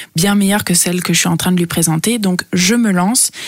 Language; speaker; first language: French; early bilingual, heritage; Italian